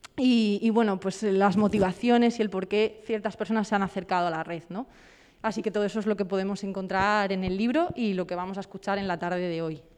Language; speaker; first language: Spanish; native; Spanish